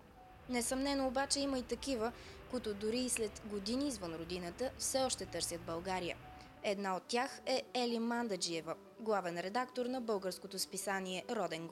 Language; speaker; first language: Bulgarian; native; Bulgarian